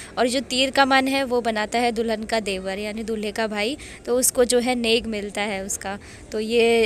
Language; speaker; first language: Hindi; native; Hindi